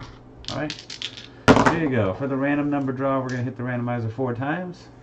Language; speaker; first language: English; native; English